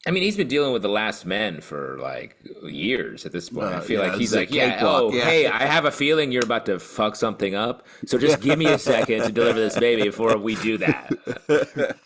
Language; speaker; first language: English; native; English